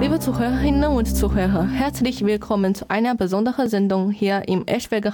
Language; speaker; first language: German; non-native, learner; Chinese